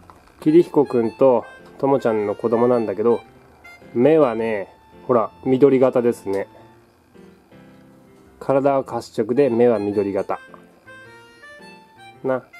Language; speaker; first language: Japanese; native; Japanese